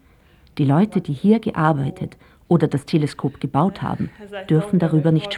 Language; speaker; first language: German; native; German